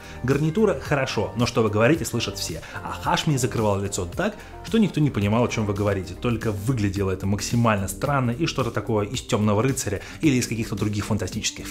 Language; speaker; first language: Russian; native; Russian